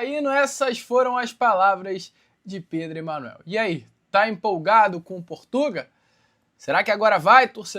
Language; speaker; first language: Portuguese; native; Portuguese